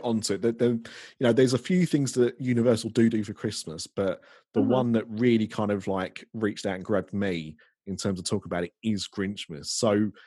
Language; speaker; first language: English; native; English